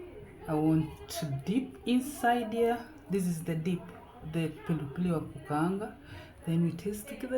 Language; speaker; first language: English; non-native, local second language; Swahili